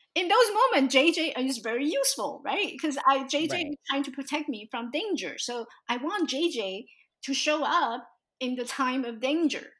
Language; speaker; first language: English; early bilingual, other home language; Chinese